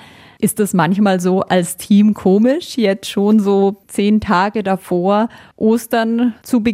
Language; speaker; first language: German; native; German